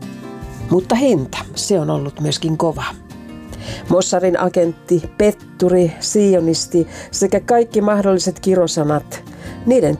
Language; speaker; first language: Finnish; native; Finnish